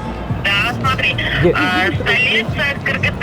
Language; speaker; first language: Russian; non-native, local second language; Kyrgyz